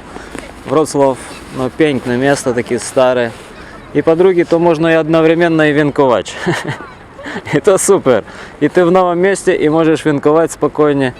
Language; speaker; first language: Polish; non-native, learner; Russian